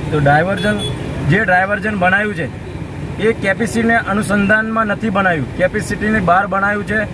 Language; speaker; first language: Gujarati; non-native, local second language; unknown